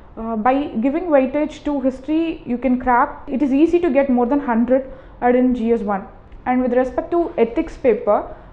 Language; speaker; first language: English; non-native, local second language; Tamil